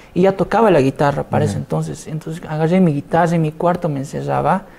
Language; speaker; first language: Spanish; native; Spanish